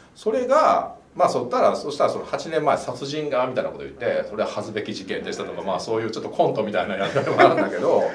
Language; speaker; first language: Japanese; native; Japanese